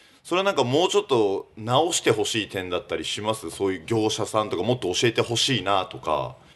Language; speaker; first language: Japanese; native; Japanese